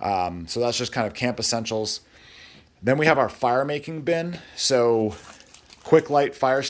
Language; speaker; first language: English; native; English